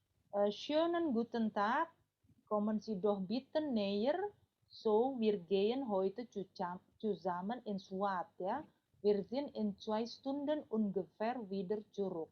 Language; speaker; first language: German; non-native, learner; Indonesian